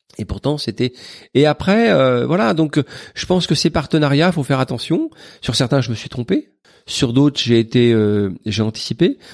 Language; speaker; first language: French; native; French